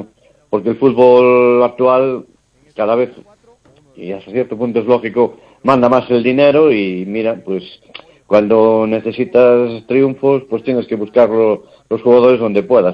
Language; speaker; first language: Spanish; native; Spanish